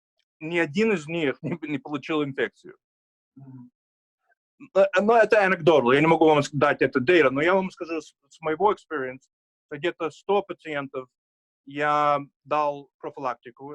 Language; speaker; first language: Russian; early bilingual, heritage; Russian